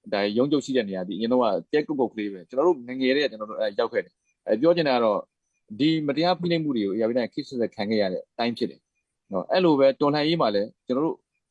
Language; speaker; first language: Burmese; native; Burmese